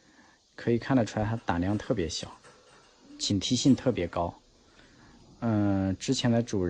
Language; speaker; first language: Chinese; native; Chinese